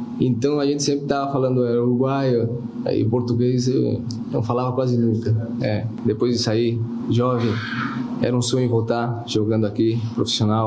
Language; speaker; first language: Portuguese; early bilingual, heritage; Spanish